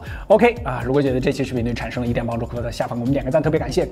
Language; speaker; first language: Chinese; native; Chinese